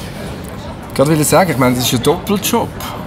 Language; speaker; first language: German; native; German